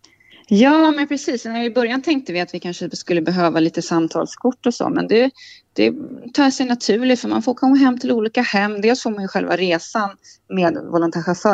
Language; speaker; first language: Swedish; native; Swedish